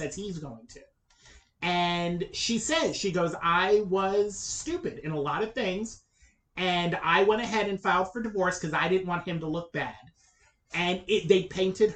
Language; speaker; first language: English; native; English